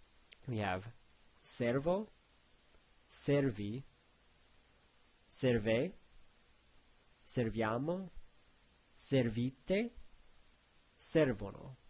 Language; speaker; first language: Italian; non-native, learner; English